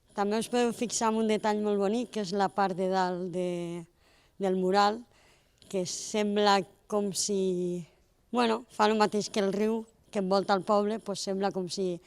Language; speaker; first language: Catalan; native; Catalan